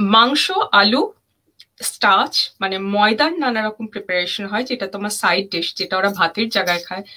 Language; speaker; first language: Bangla; early bilingual, heritage; German